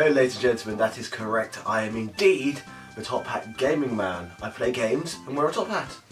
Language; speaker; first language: English; native; English